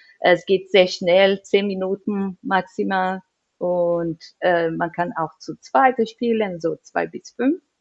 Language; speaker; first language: German; non-native, learner; Portuguese